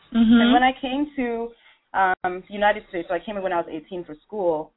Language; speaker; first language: English; non-native, local second language; Yoruba